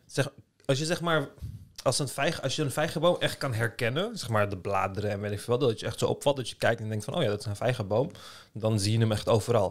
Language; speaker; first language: Dutch; early bilingual, other home language; Turkish